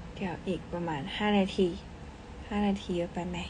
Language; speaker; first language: Thai; early bilingual, other home language; Cantonese